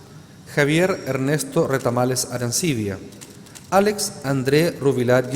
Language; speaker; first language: Spanish; native; Spanish